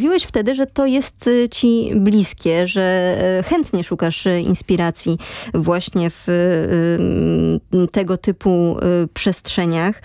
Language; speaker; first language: Polish; native; Polish